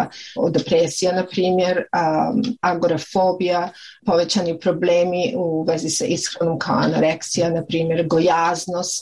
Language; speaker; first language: Serbian; native; Serbian